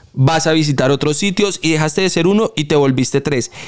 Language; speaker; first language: Spanish; native; Spanish